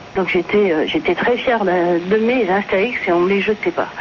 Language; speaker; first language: French; early bilingual, other home language; Portuguese